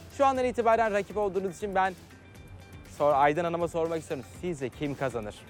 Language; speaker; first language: Turkish; native; Turkish